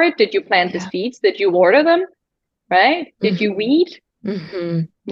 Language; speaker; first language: English; non-native, fluent; Danish